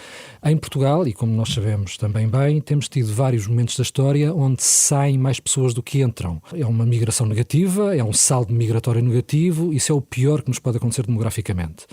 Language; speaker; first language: Portuguese; native; Portuguese